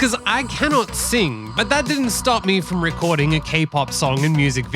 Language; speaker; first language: English; native; English